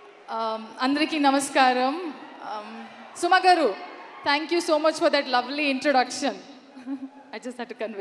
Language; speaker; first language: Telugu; non-native, learner; Kannada